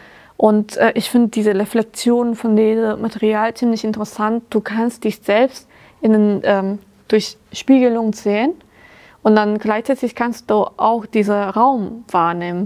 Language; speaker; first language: German; non-native, fluent; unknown